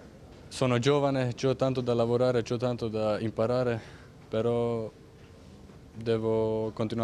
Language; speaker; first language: Italian; non-native, fluent; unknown